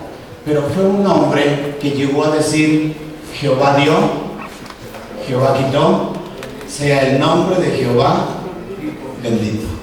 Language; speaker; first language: Spanish; native; Spanish